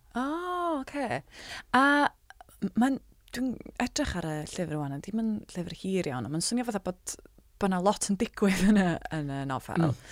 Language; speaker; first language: Welsh; native; Welsh